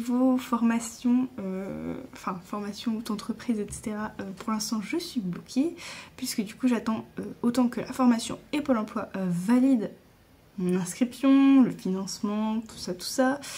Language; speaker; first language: French; native; French